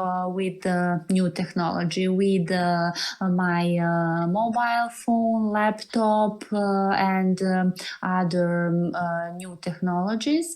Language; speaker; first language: English; non-native, learner; Serbian